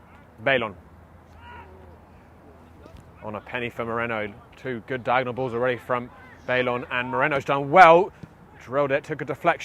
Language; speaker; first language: English; native; English